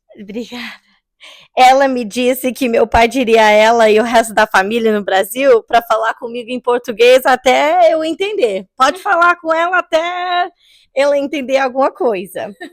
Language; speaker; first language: Portuguese; early bilingual, heritage; English